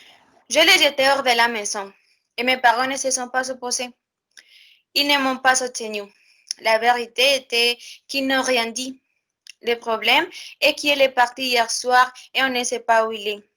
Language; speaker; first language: French; non-native, learner; Spanish